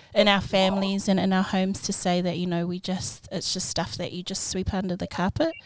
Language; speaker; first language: English; native; English